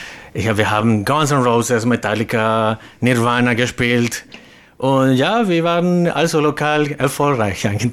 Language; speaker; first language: German; non-native, fluent; Spanish